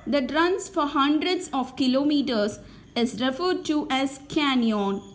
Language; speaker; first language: English; non-native, local second language; Tamil